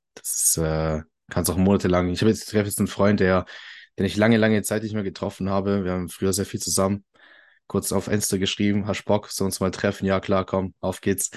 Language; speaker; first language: German; early bilingual, other home language; Italian